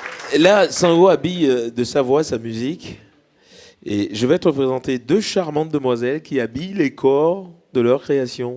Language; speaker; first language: French; native; French